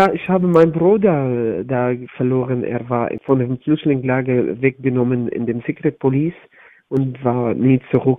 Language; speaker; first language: German; non-native, learner; Arabic